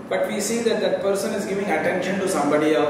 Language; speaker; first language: English; non-native, local second language; Tamil